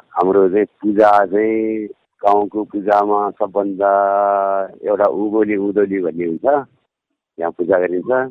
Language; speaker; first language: Nepali; non-native, local second language; Gurung